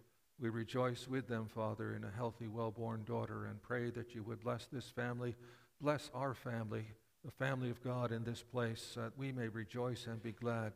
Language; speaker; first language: English; native; English